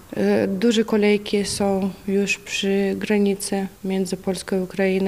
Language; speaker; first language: Polish; non-native, learner; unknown